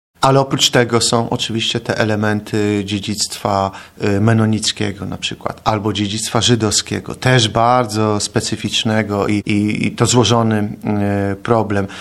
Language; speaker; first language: Polish; native; Polish